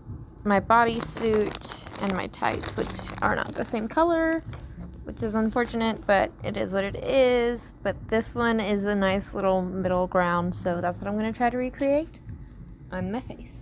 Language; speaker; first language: English; native; English